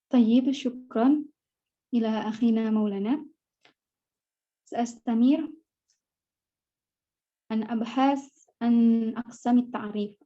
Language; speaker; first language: Arabic; non-native, learner; Indonesian